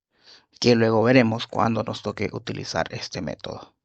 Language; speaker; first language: Spanish; native; Spanish